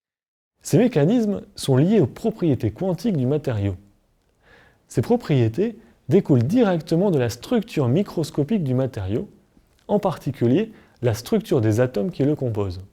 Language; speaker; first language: French; native; French